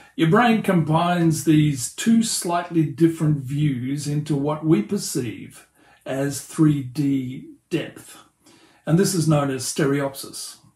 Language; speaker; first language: English; native; English